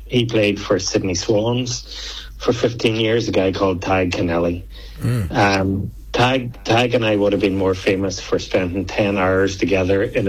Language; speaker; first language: English; native; English